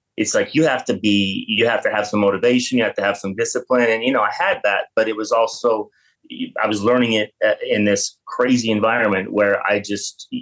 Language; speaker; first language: English; native; English